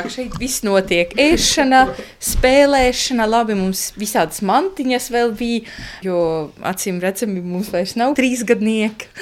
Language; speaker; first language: Latvian; non-native, fluent; Estonian